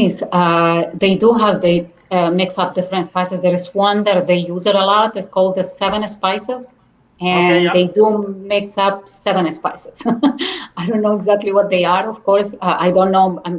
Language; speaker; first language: English; non-native, fluent; Spanish